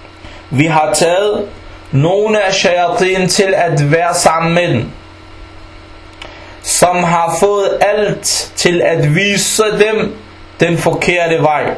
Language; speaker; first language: Danish; non-native, fluent; Arabic